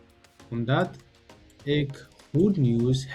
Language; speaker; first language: Dutch; non-native, learner; Tigrinya